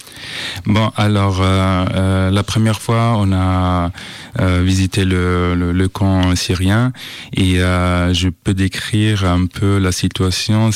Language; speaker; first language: French; non-native, fluent; Italian